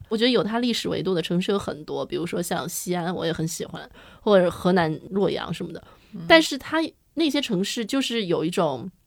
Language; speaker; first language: Chinese; native; Chinese